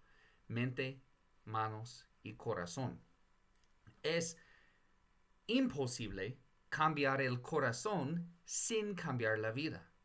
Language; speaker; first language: Spanish; non-native, fluent; English